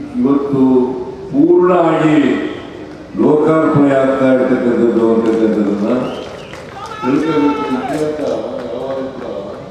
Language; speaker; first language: Kannada; native; Kannada